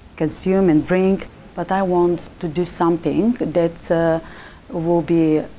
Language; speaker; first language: English; non-native, fluent; Chinese